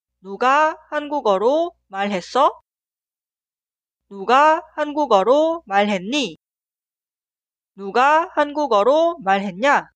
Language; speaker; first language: Korean; non-native, fluent; Spanish